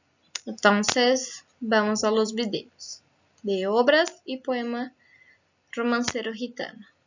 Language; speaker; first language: Spanish; non-native, fluent; Portuguese